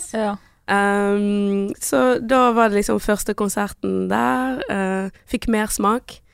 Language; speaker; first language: Norwegian; early bilingual, other home language; Portuguese